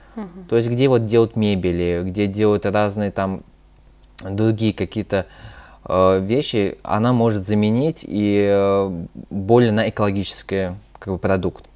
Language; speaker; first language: Russian; early bilingual, other home language; Azerbaijani